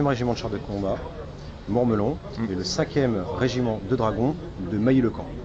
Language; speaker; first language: French; native; French